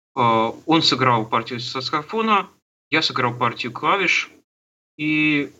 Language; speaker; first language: Russian; native; Russian